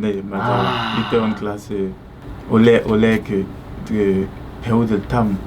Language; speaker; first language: Korean; non-native, learner; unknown